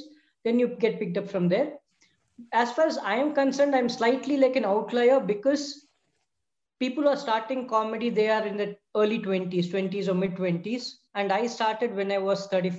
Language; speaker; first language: English; non-native, local second language; Tamil